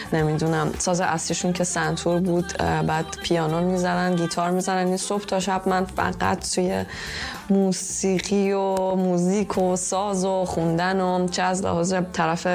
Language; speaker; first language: Persian; early bilingual, heritage; Persian